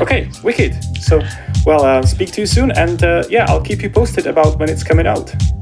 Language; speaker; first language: English; non-native, fluent; Czech